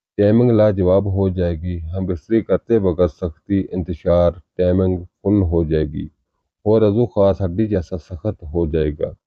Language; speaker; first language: Urdu; native; Urdu